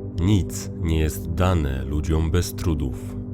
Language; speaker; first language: Polish; native; Polish